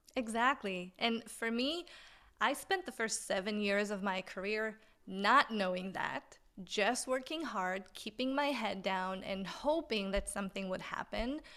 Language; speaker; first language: English; non-native, fluent; Hebrew